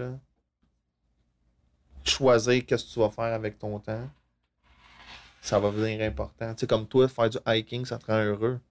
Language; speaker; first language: French; native; French